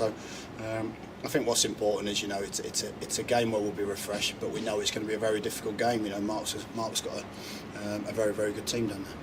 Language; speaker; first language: English; native; English